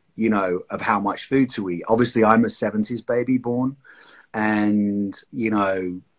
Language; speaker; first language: English; native; English